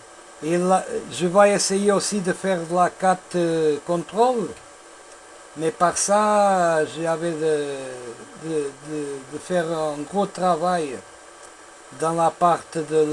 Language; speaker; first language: French; non-native, learner; Portuguese